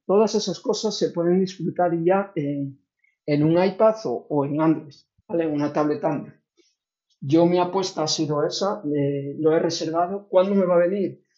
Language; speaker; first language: Spanish; native; Spanish